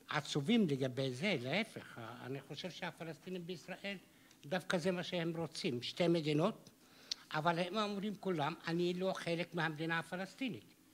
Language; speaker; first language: Hebrew; non-native, local second language; Arabic